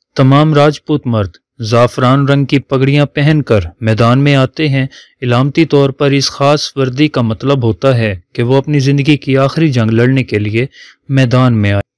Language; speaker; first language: Urdu; native; Urdu